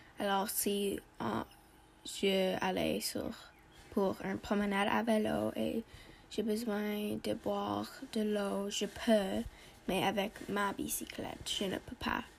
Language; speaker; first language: French; non-native, learner; English